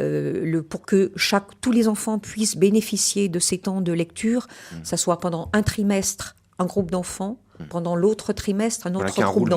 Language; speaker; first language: French; native; French